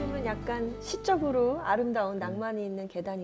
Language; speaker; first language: Korean; native; Korean